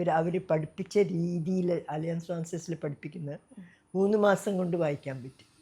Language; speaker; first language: Malayalam; early bilingual, heritage; Malayalam